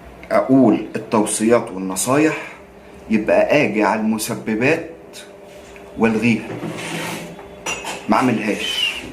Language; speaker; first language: Arabic; native; Arabic